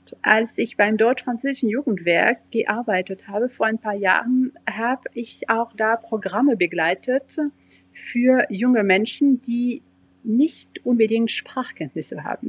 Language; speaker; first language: German; non-native, fluent; French